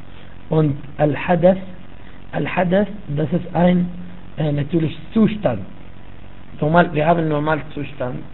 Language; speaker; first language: German; non-native, fluent; Arabic